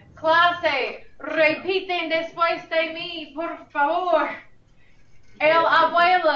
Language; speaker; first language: Spanish; non-native, fluent; English